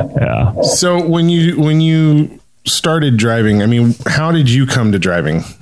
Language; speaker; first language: English; native; English